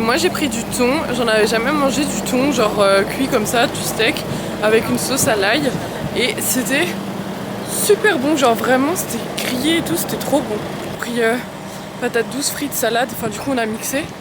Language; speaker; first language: French; native; French